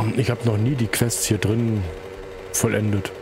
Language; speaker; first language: German; native; German